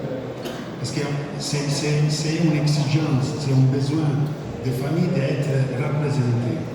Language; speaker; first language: French; non-native, fluent; Italian